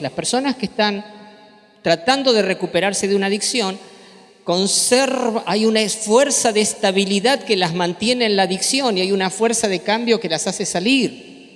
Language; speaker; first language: Spanish; native; Spanish